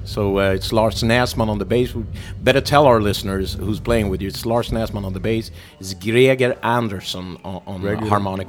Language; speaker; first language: English; non-native, fluent; Swedish